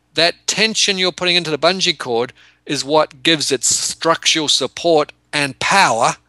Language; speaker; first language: English; native; English